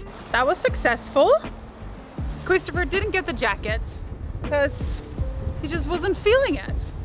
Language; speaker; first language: English; non-native, fluent; Swedish